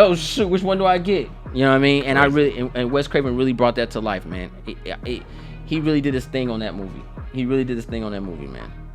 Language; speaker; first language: English; native; English